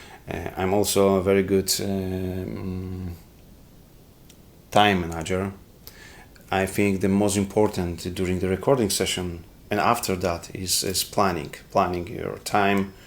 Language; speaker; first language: English; non-native, learner; Polish